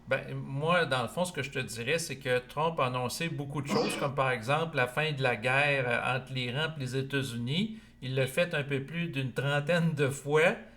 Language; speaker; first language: French; native; French